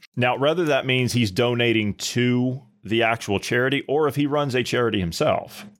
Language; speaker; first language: English; native; English